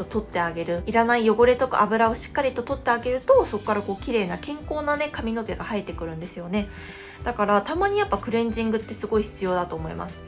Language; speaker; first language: Japanese; non-native, fluent; Korean